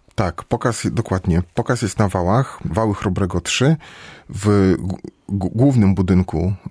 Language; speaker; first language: Polish; native; Polish